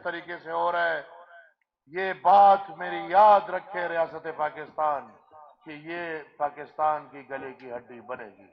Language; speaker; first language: Urdu; non-native, local second language; Pashto